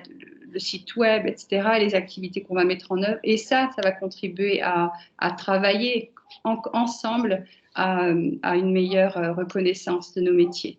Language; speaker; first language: French; native; French